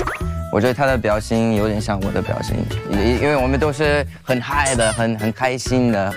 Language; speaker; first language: Chinese; non-native, fluent; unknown